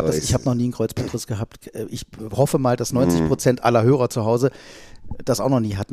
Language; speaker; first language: German; native; German